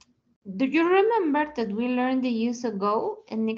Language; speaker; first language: English; non-native, learner; Spanish